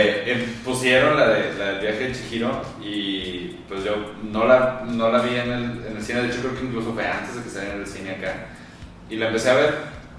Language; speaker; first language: Spanish; native; Spanish